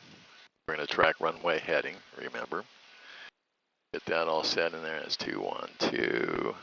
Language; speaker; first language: English; native; English